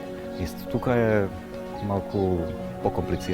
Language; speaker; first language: Macedonian; non-native, fluent; Czech